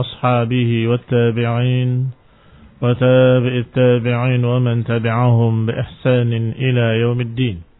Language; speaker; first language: Arabic; non-native, fluent; Indonesian